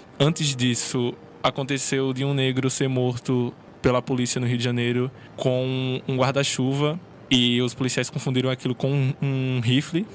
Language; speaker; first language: Portuguese; native; Portuguese